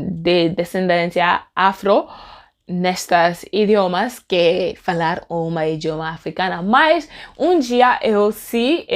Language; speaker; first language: Portuguese; non-native, learner; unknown